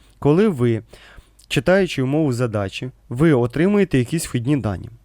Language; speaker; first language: Ukrainian; native; Ukrainian